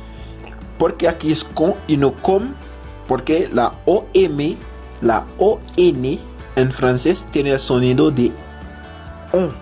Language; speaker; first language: Spanish; non-native, fluent; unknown